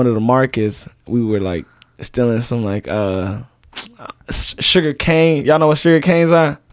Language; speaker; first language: English; early bilingual, other home language; Rundi